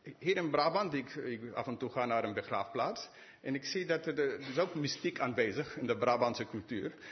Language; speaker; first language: Dutch; non-native, fluent; English